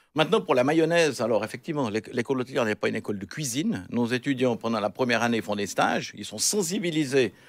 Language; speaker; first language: French; native; French